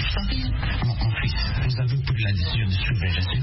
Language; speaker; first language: French; non-native, local second language; Kinyarwanda